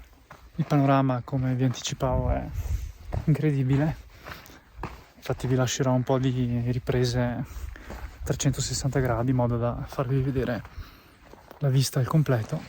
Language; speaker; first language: Italian; native; Italian